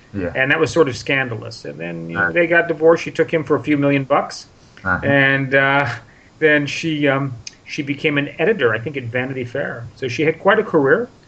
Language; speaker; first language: English; native; English